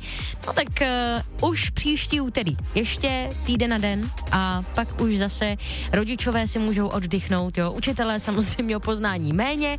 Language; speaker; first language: Czech; native; Czech